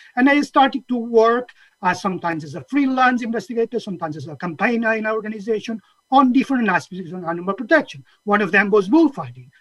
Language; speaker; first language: English; non-native, fluent; Catalan